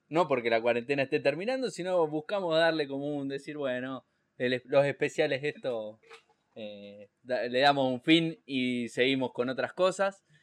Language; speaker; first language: Spanish; native; Spanish